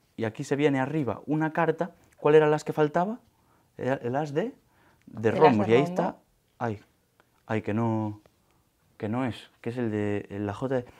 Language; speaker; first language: Spanish; native; Spanish